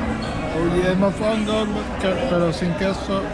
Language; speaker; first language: Spanish; non-native, learner; English